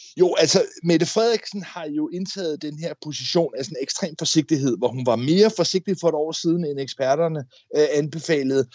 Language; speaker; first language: Danish; native; Danish